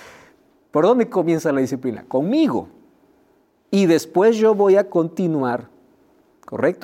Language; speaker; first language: Spanish; native; Spanish